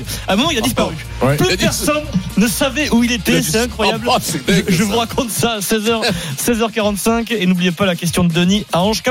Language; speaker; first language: French; native; French